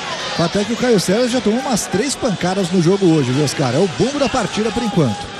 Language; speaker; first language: Portuguese; native; Portuguese